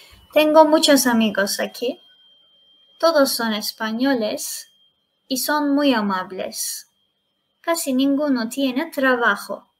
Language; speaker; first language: Spanish; non-native, fluent; Turkish